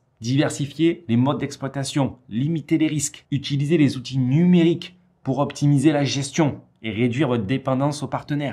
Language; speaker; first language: French; native; French